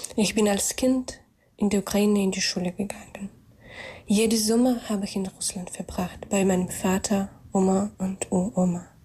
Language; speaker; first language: German; non-native, fluent; Russian